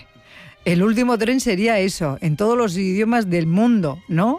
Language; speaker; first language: Spanish; native; Spanish